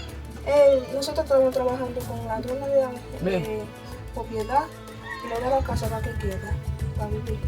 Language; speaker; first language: Spanish; non-native, learner; Haitian Creole